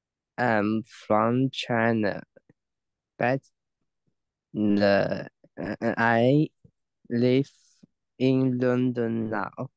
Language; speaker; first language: English; non-native, learner; Chinese